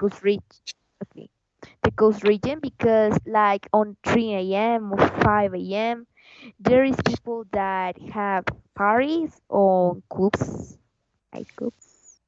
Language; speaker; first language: English; non-native, learner; Spanish